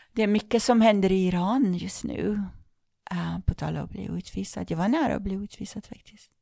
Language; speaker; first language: Swedish; non-native, fluent; Persian